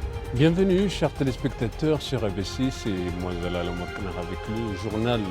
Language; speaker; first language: French; non-native, fluent; Amharic